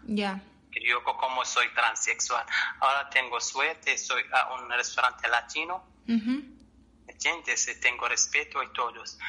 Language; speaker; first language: Spanish; non-native, learner; Arabic